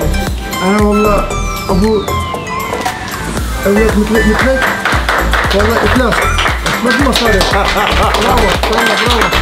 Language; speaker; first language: Arabic; non-native, learner; Turkish